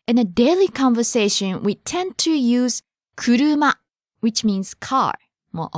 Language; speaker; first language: English; non-native, fluent; Japanese